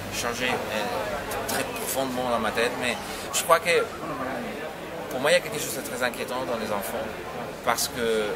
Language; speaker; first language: French; non-native, fluent; Spanish